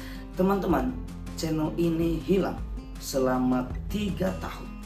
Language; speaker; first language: Indonesian; native; Indonesian